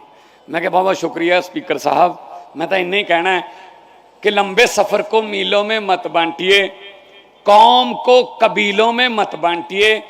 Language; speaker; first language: Hindi; non-native, local second language; Punjabi